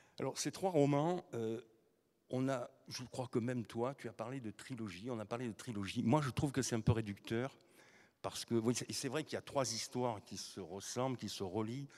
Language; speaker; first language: French; native; French